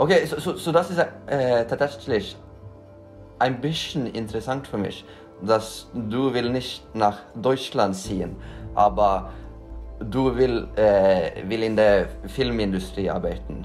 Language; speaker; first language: German; non-native, learner; Norwegian